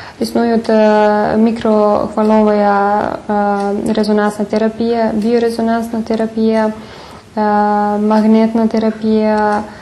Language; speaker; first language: Ukrainian; early bilingual, heritage; Ukrainian